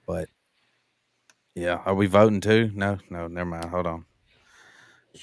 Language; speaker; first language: English; native; English